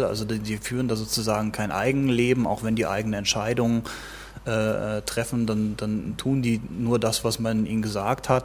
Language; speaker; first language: German; native; German